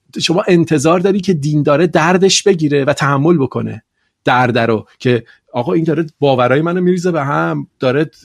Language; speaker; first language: Persian; non-native, local second language; Kurdish